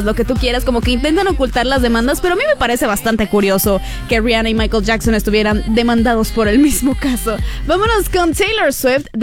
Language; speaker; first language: Spanish; native; Spanish